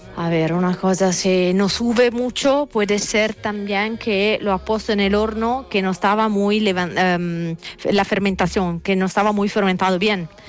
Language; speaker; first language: Spanish; non-native, fluent; Italian